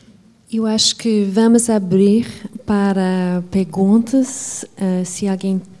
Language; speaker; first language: Portuguese; non-native, fluent; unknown